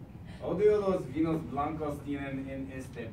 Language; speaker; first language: Spanish; non-native, learner; English